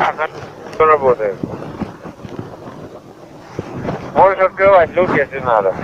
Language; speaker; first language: Russian; native; Russian